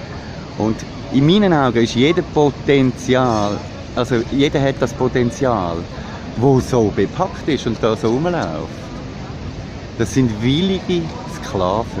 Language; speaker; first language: German; native; German